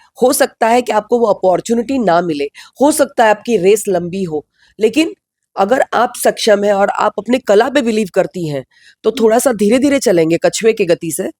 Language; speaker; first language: Hindi; non-native, local second language; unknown